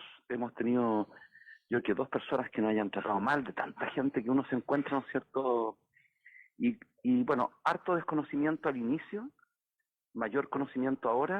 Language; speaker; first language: Spanish; native; Spanish